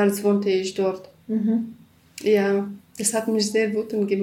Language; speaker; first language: German; non-native, learner; Kurdish